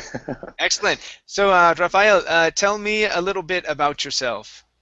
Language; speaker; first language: English; native; English